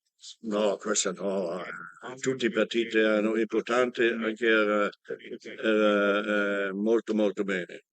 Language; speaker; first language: Italian; non-native, learner; German